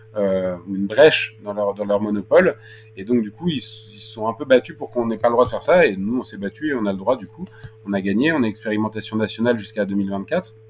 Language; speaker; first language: French; native; French